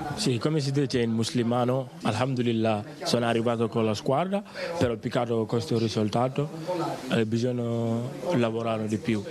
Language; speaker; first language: Italian; non-native, learner; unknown